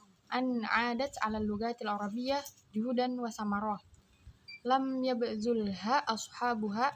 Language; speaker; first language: Arabic; non-native, learner; Indonesian